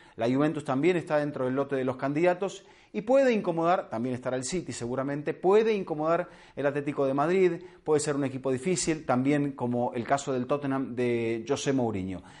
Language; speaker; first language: Spanish; native; Spanish